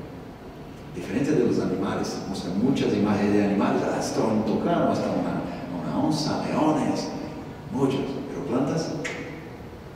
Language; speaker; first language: Spanish; non-native, learner; Portuguese